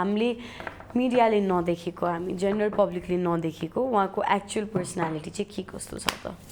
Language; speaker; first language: Nepali; native; Nepali